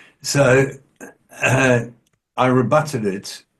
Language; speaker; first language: English; native; English